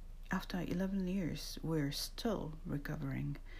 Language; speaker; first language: English; non-native, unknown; Japanese